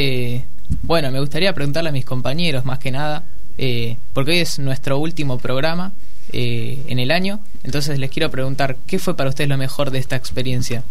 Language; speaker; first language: Spanish; native; Spanish